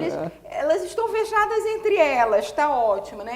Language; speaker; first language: Portuguese; native; Portuguese